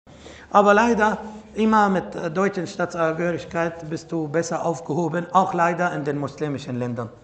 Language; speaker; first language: German; non-native, fluent; Arabic